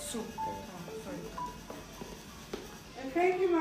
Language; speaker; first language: Turkish; non-native, fluent; Russian